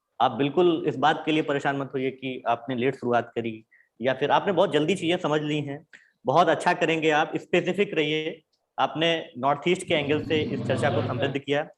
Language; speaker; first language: Hindi; native; Hindi